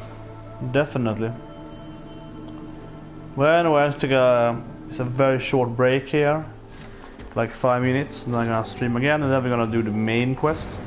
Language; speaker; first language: English; non-native, fluent; Swedish